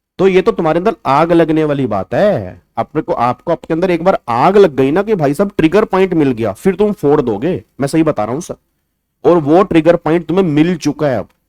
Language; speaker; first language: Hindi; native; Hindi